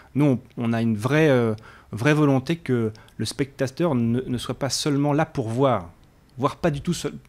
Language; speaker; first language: French; native; French